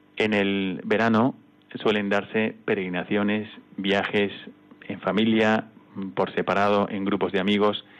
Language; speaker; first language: Spanish; native; Spanish